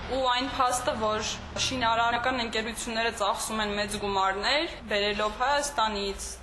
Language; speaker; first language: Armenian; native; Armenian